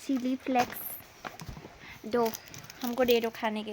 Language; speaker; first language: Hindi; non-native, local second language; Assamese